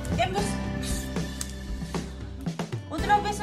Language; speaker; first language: Spanish; non-native, learner; Cebuano